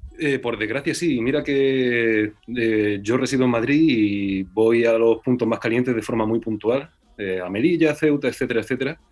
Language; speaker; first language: Spanish; native; Spanish